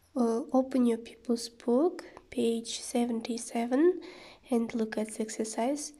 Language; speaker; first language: English; non-native, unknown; Kazakh